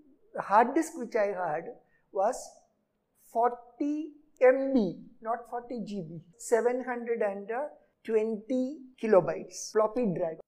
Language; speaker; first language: English; non-native, local second language; Malayalam